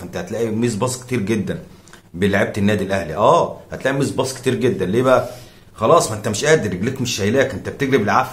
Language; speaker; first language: Arabic; native; Arabic